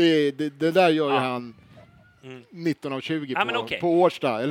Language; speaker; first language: Swedish; native; Swedish